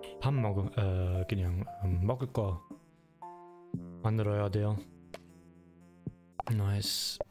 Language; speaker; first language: Korean; non-native, learner; German